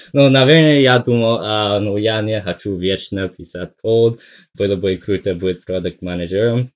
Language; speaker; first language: Russian; non-native, fluent; English